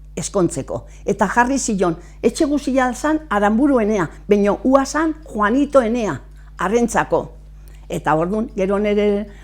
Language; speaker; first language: Basque; native; Basque